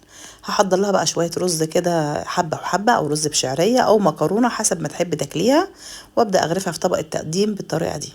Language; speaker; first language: Arabic; native; Arabic